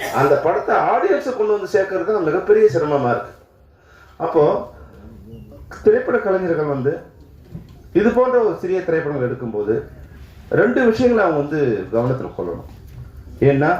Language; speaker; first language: Tamil; native; Tamil